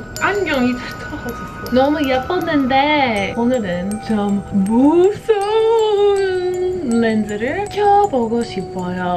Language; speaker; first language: Korean; non-native, fluent; English